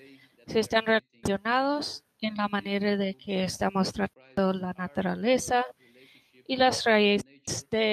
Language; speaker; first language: Spanish; non-native, fluent; Portuguese